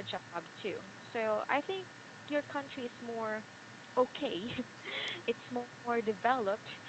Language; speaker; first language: English; non-native, fluent; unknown